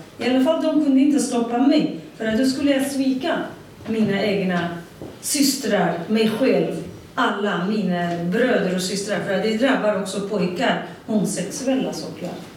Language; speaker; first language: Swedish; non-native, fluent; Central Kurdish